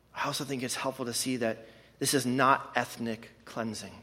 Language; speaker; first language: English; native; English